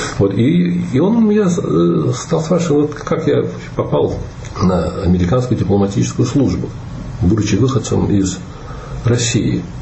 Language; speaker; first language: Russian; native; Russian